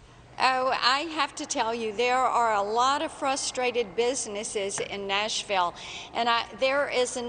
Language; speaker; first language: English; native; English